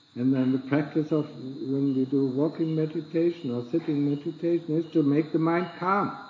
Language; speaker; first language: English; non-native, fluent; German